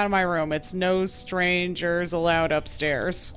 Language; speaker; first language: English; native; English